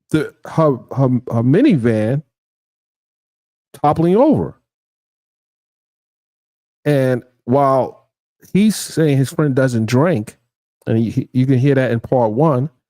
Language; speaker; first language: English; native; English